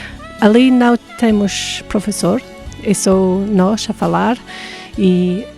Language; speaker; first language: Portuguese; non-native, fluent; English